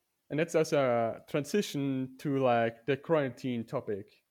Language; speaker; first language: English; non-native, fluent; German